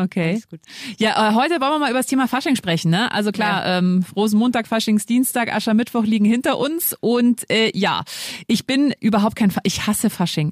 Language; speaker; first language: German; native; German